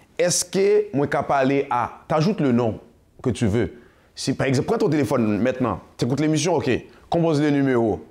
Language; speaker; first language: French; non-native, local second language; Haitian Creole